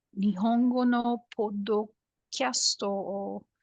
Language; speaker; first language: Japanese; non-native, learner; English